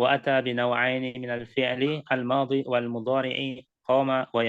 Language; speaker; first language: Arabic; non-native, learner; Indonesian